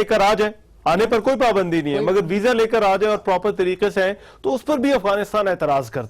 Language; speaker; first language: Urdu; native; Urdu